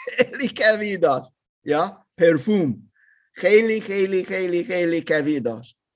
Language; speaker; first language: Persian; non-native, learner; English